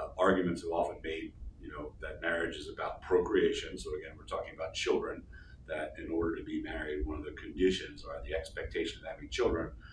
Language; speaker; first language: English; native; English